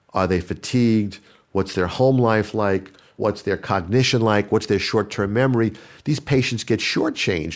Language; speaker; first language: English; native; English